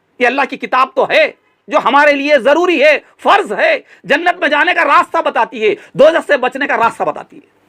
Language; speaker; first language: Urdu; native; Urdu